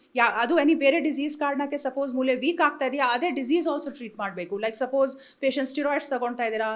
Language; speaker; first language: Kannada; non-native, learner; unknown